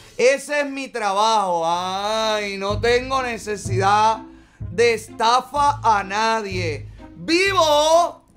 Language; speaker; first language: Spanish; native; Spanish